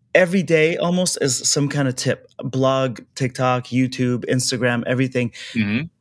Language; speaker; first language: English; early bilingual, other home language; Persian